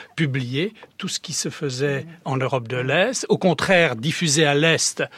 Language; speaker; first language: French; early bilingual, heritage; Czech